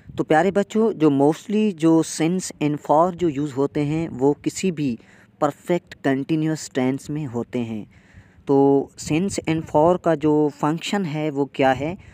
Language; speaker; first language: Urdu; non-native, local second language; Sindhi